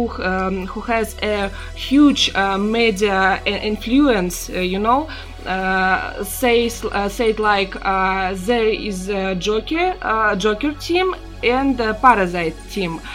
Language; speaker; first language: English; non-native, learner; Russian